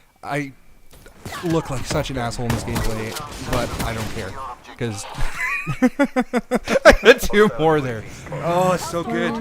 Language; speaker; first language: English; native; English